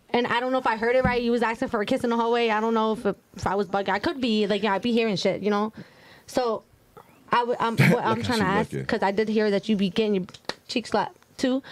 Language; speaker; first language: English; native; English